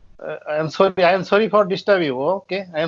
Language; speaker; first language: English; non-native, learner; Bangla